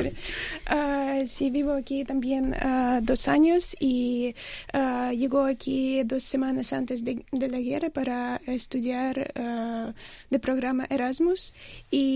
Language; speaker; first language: Spanish; non-native, learner; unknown